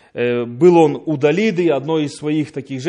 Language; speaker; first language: Polish; non-native, learner; Russian